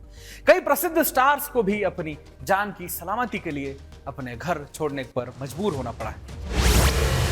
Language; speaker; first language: Hindi; native; Hindi